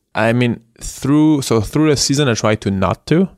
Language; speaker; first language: English; non-native, fluent; French